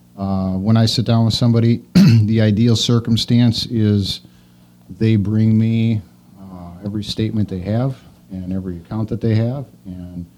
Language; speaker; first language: English; native; English